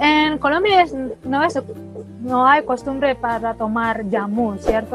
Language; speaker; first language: Spanish; non-native, learner; Indonesian